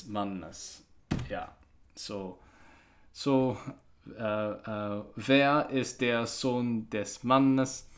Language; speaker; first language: German; non-native, learner; English